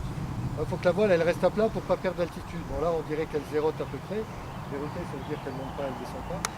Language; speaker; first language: French; native; French